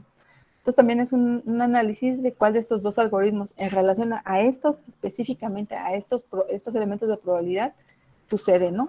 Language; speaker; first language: Spanish; native; Spanish